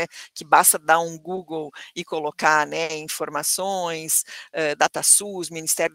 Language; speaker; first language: Portuguese; native; Portuguese